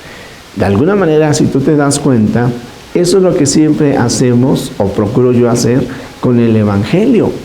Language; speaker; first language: Spanish; native; Spanish